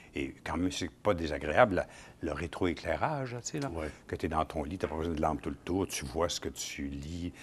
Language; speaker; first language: French; native; French